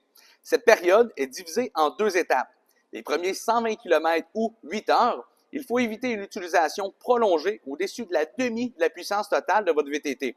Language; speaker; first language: French; native; French